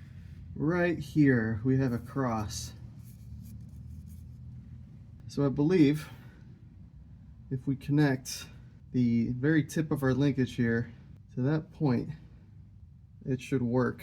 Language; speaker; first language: English; native; English